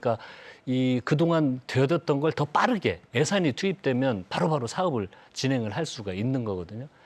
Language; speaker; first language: Korean; native; Korean